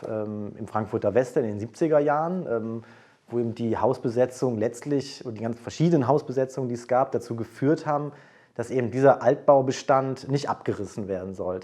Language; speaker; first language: German; native; German